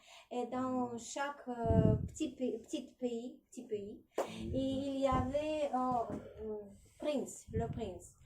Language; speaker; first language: French; non-native, learner; Russian